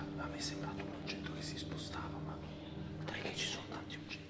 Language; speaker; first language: Italian; native; Italian